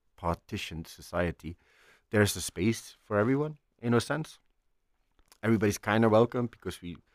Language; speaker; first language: English; non-native, fluent; Icelandic